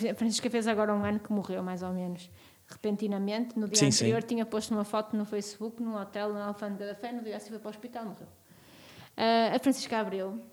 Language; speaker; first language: Portuguese; native; Portuguese